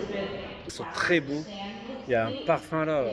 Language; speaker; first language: French; native; French